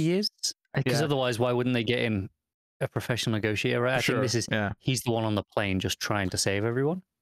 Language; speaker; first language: English; native; English